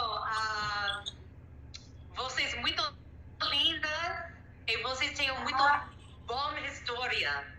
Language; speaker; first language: Portuguese; non-native, learner; English